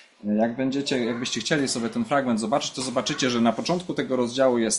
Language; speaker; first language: Polish; native; Polish